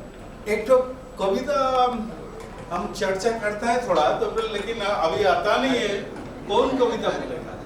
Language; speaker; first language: Hindi; non-native, local second language; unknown